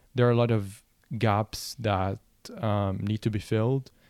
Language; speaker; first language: English; non-native, fluent; Arabic